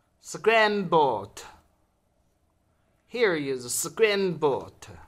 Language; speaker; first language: English; non-native, learner; Chinese